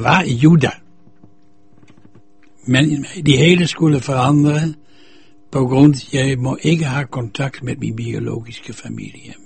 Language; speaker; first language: Danish; non-native, fluent; Dutch